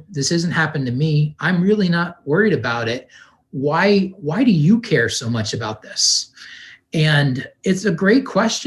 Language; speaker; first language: English; native; English